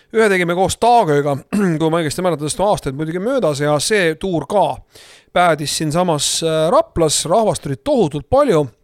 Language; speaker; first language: Estonian; native; Estonian